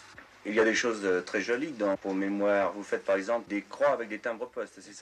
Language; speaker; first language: French; native; French